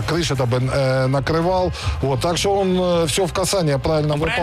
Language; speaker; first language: Russian; native; Russian